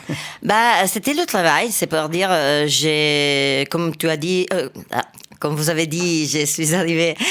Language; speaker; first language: French; non-native, fluent; Italian